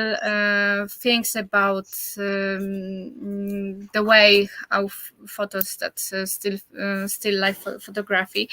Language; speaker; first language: English; non-native, learner; Polish